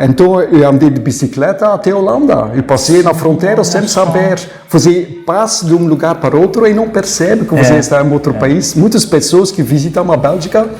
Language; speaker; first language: Portuguese; non-native, fluent; Dutch